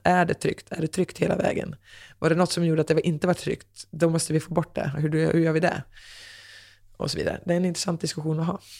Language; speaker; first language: Swedish; native; Swedish